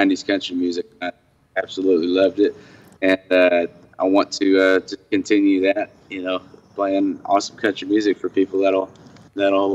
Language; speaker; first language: English; native; English